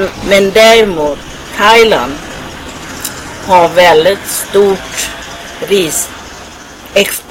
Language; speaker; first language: Swedish; non-native, fluent; Thai